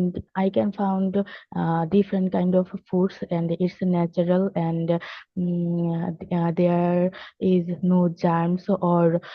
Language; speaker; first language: English; non-native, learner; Bangla